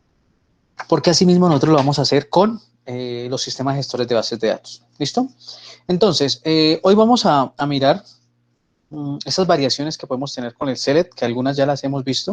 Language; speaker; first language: Spanish; native; Spanish